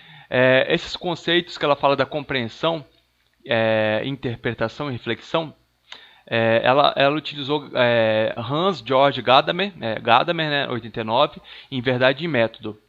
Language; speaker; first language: Portuguese; native; Portuguese